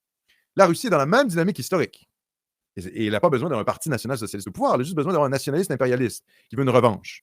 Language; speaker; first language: French; native; French